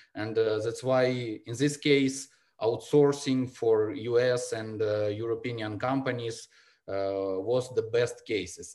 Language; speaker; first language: English; non-native, learner; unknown